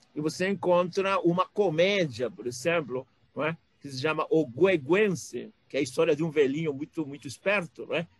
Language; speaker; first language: Portuguese; native; Portuguese